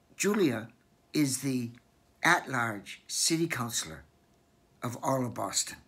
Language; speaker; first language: English; native; English